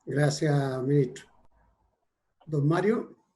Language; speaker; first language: Spanish; native; Spanish